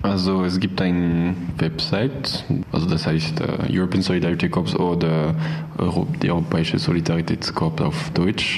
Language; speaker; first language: German; non-native, learner; French